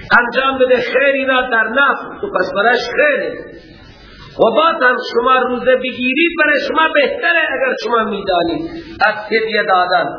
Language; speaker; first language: Persian; native; Persian